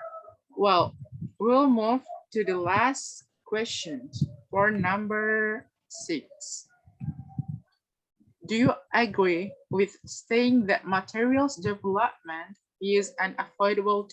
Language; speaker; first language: English; non-native, learner; Indonesian